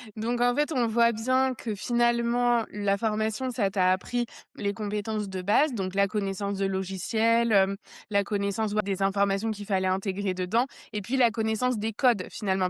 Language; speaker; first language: French; native; French